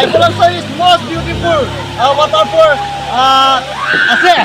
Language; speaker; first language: English; non-native, learner; Karbi